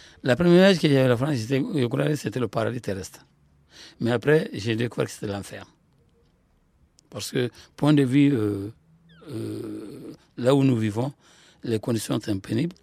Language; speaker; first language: French; non-native, local second language; Soninke